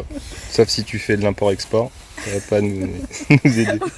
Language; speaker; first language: French; native; French